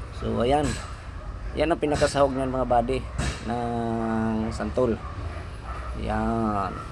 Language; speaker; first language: Filipino; non-native, local second language; Bikol